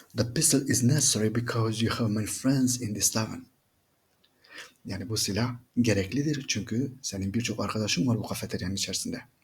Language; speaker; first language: Turkish; native; Turkish